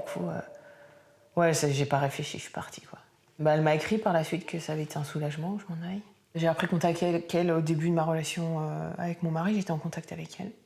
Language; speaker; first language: French; native; French